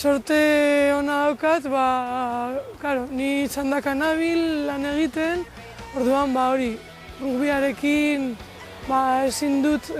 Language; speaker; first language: Basque; non-native, local second language; Spanish